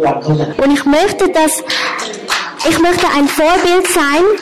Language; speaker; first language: German; non-native, learner; Thai